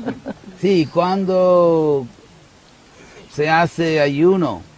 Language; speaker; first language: Spanish; non-native, fluent; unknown